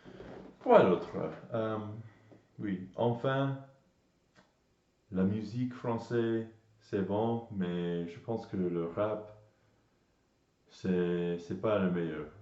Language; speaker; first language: French; non-native, learner; English